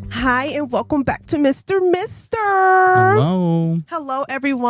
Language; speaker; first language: English; native; English